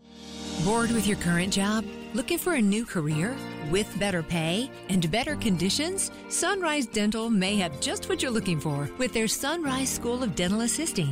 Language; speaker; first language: English; native; English